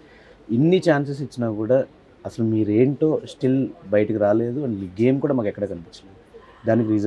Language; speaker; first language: Telugu; native; Telugu